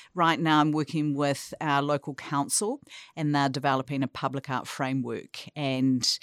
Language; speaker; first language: English; native; English